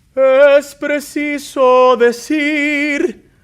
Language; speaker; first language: Spanish; early bilingual, other home language; English